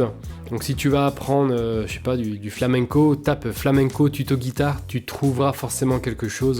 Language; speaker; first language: French; native; French